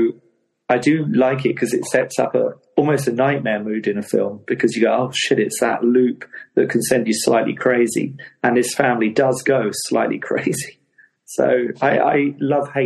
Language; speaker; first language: English; native; English